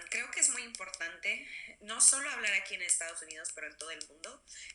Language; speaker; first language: Spanish; early bilingual, other home language; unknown